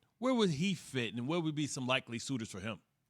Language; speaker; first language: English; native; English